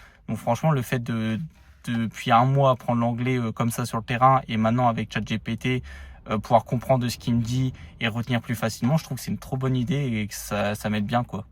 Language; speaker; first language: French; native; French